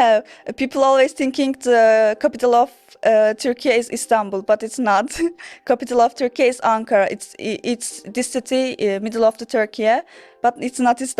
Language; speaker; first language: English; non-native, learner; Turkish